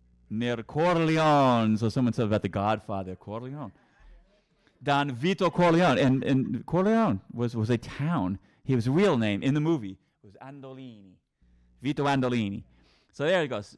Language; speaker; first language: English; native; English